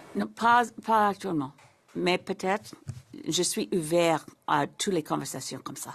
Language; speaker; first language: French; non-native, learner; English